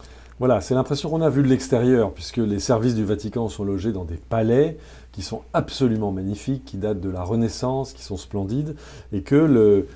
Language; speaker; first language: French; native; French